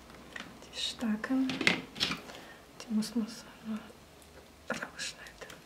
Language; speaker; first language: German; non-native, learner; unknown